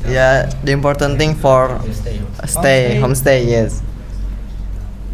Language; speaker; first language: English; non-native, learner; Indonesian